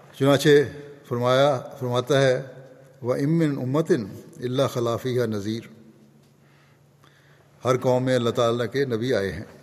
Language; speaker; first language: Urdu; native; Urdu